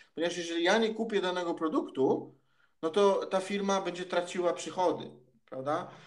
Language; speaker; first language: Polish; native; Polish